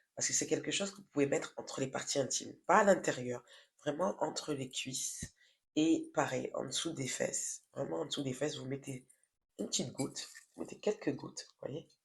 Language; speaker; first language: French; non-native, local second language; Wolof